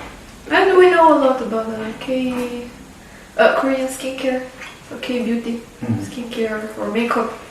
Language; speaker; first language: English; non-native, fluent; Albanian